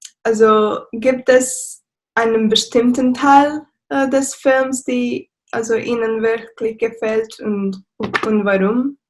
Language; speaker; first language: German; non-native, learner; English